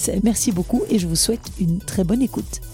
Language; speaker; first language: French; native; French